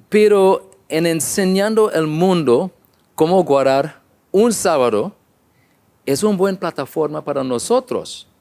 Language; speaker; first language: Spanish; non-native, learner; English